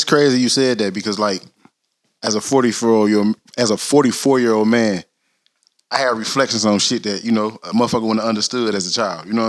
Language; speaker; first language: English; native; English